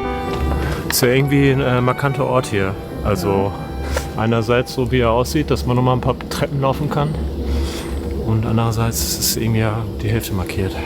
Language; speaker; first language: German; native; German